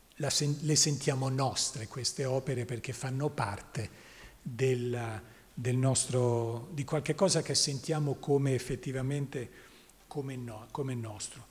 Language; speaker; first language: Italian; native; Italian